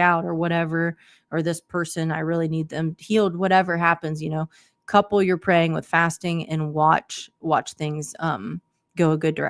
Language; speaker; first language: English; native; English